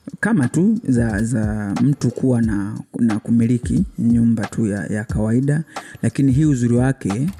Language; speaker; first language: Swahili; native; Swahili